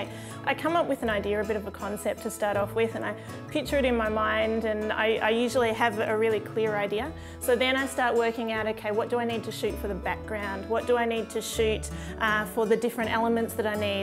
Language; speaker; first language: English; native; English